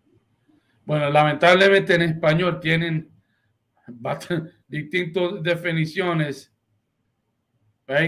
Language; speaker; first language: Spanish; early bilingual, heritage; Spanish